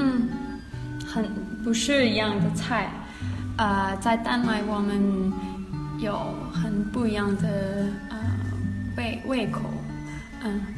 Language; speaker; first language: Chinese; non-native, learner; Danish